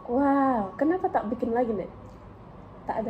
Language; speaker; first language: Indonesian; early bilingual, heritage; English